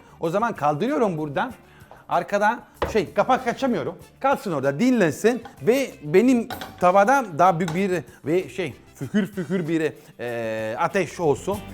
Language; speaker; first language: Turkish; non-native, learner; Italian